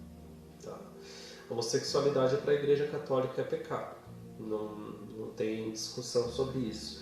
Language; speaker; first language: Portuguese; native; Portuguese